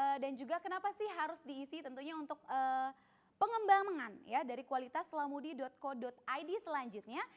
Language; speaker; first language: Indonesian; native; Indonesian